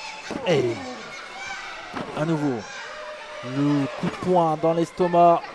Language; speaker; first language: French; native; French